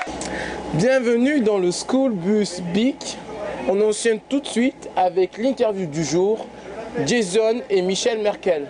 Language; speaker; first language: French; native; French